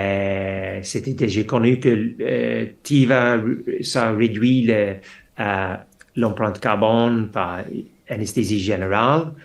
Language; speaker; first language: French; non-native, fluent; English